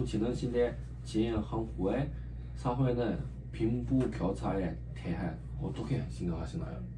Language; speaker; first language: Korean; non-native, learner; Chinese